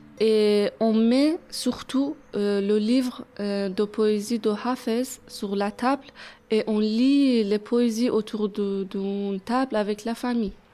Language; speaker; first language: French; non-native, fluent; Persian